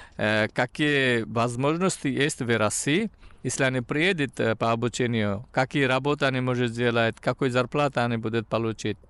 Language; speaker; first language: Russian; non-native, learner; Bangla